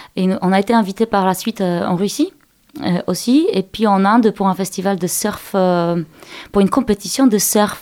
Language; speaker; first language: French; non-native, fluent; Polish